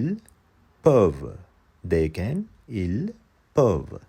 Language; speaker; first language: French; non-native, fluent; Urdu